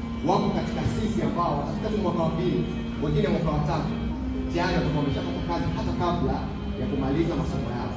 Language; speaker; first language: Swahili; native; Swahili